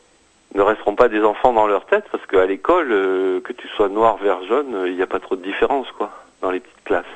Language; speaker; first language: French; native; French